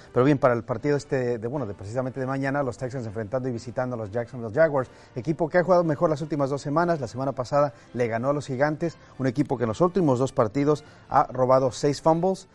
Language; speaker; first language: Spanish; native; Spanish